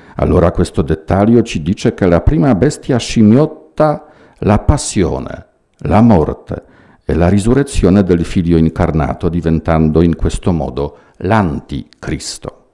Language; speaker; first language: Italian; non-native, fluent; Polish